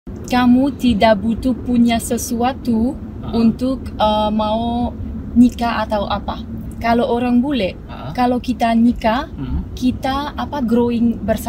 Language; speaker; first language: Indonesian; non-native, fluent; French